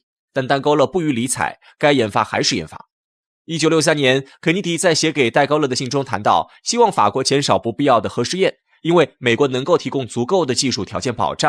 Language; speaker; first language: Chinese; native; Chinese